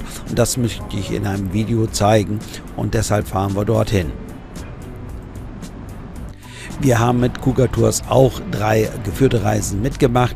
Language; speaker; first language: German; native; German